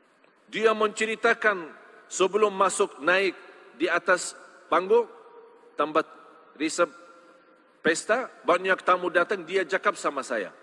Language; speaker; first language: Indonesian; non-native, fluent; Arabic